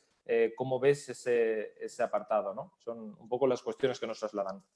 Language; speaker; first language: Spanish; native; Spanish